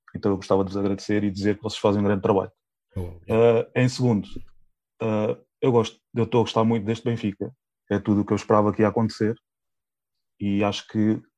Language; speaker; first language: Portuguese; native; Portuguese